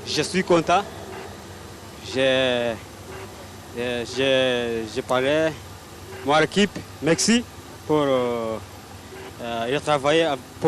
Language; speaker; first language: French; non-native, learner; Kinyarwanda